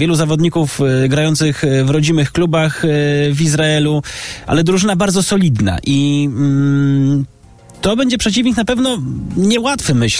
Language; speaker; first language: Polish; native; Polish